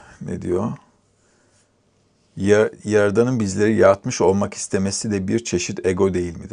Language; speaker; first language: Turkish; native; Turkish